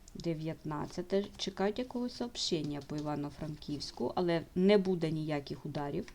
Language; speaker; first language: Ukrainian; non-native, local second language; Russian